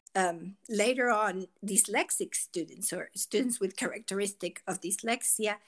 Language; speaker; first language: English; non-native, fluent; Spanish